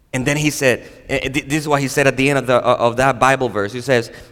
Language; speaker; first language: English; non-native, fluent; Spanish